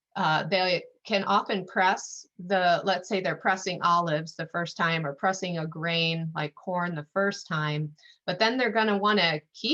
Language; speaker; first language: English; native; English